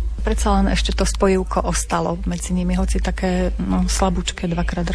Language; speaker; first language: Slovak; native; Slovak